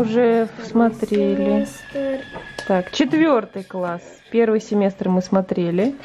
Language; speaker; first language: Russian; native; Russian